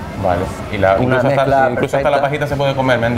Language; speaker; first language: Spanish; native; Spanish